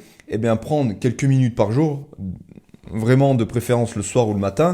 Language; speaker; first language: French; native; French